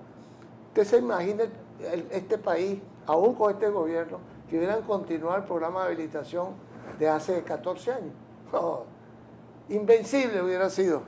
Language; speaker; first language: Spanish; native; Spanish